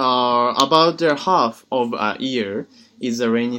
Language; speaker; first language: English; non-native, learner; Japanese